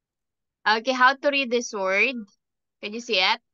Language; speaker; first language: English; non-native, fluent; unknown